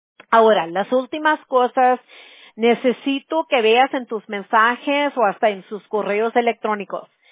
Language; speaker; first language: Spanish; early bilingual, heritage; Spanish